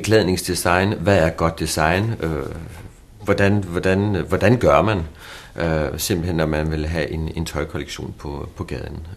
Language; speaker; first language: Danish; native; Danish